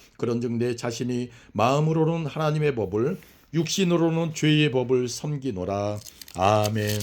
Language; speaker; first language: Korean; native; Korean